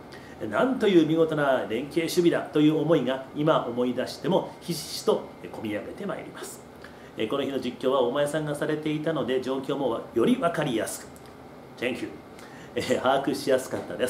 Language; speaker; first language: Japanese; native; Japanese